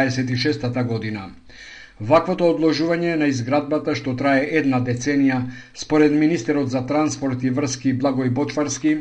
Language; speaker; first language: Macedonian; native; Macedonian